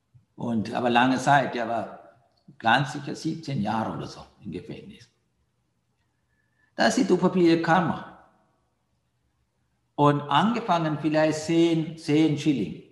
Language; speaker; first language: German; non-native, learner; Sinhala